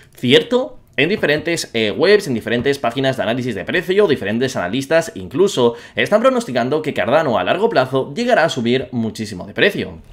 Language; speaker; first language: Spanish; native; Spanish